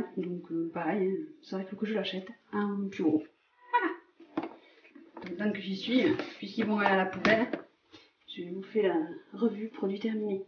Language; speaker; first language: French; native; French